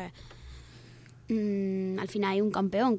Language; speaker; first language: Spanish; native; Spanish